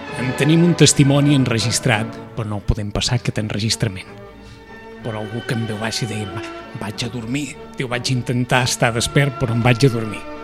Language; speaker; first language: Catalan; native; Catalan